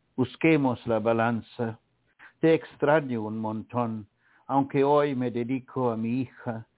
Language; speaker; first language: Spanish; non-native, fluent; English